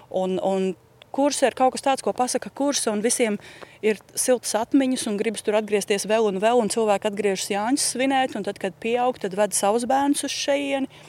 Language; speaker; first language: Latvian; early bilingual, heritage; Latvian